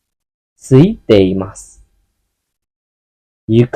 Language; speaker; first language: Japanese; non-native, fluent; Burmese